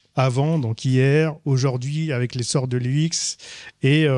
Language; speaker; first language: French; native; French